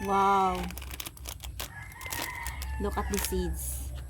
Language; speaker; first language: English; non-native, local second language; Filipino